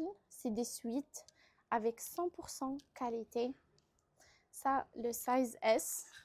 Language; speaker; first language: French; non-native, local second language; Arabic